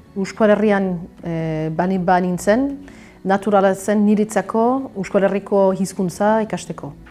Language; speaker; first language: Basque; non-native, learner; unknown